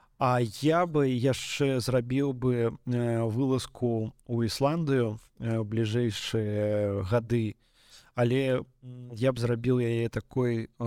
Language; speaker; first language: Belarusian; native; Belarusian